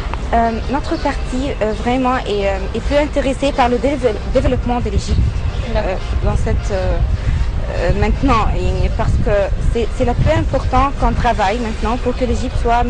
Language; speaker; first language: French; non-native, fluent; Arabic